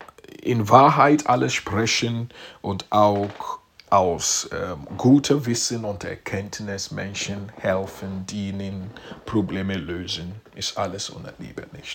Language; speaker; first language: German; non-native, fluent; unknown